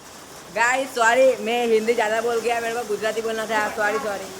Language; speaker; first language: Hindi; non-native, local second language; Gujarati